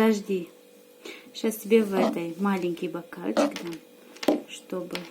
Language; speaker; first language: Russian; non-native, local second language; Tajik